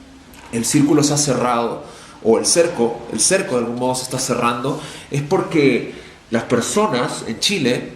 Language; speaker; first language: Spanish; native; Spanish